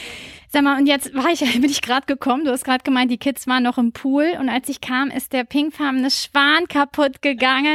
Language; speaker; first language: German; native; German